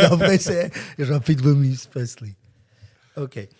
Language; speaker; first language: French; non-native, learner; Armenian